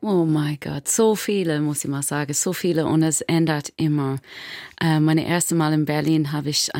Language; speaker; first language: German; non-native, learner; English